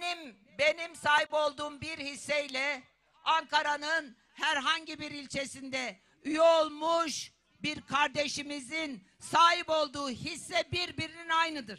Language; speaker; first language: Turkish; native; Turkish